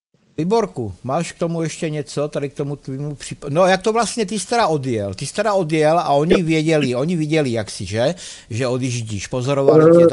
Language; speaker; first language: Czech; native; Czech